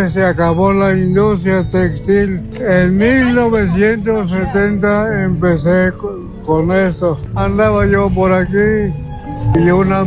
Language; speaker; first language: Spanish; native; Spanish